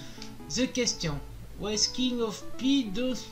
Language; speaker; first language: English; non-native, learner; French